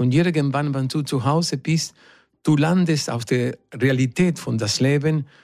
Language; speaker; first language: German; non-native, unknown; Spanish